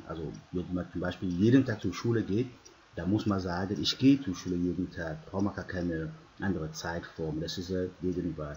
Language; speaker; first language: German; non-native, fluent; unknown